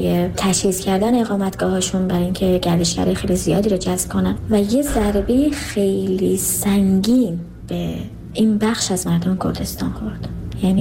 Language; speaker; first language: Persian; non-native, local second language; Kurdish